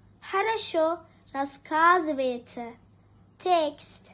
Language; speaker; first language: Russian; non-native, learner; Turkish